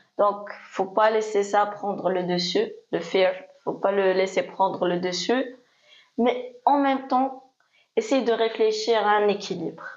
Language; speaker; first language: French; non-native, local second language; Arabic